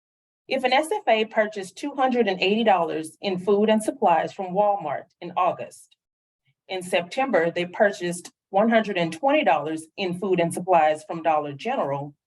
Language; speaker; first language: English; native; English